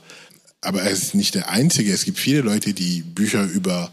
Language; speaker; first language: German; non-native, fluent; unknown